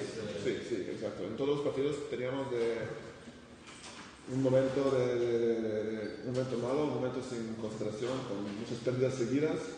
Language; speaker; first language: Spanish; non-native, fluent; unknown